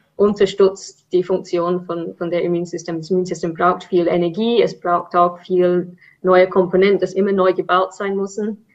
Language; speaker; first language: German; non-native, fluent; English